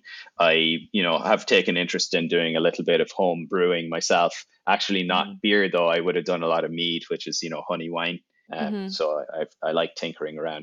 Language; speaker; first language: English; native; English